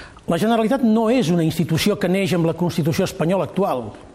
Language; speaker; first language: Catalan; native; Catalan